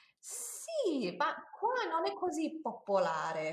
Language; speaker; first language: Italian; non-native, fluent; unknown